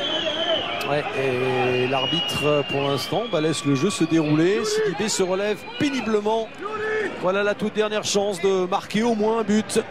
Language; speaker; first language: French; native; French